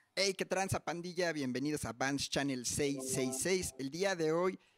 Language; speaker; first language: Spanish; native; Spanish